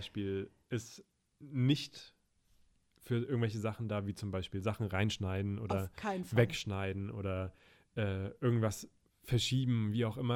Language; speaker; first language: German; native; German